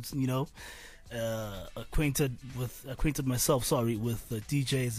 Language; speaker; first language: English; non-native, local second language; Swati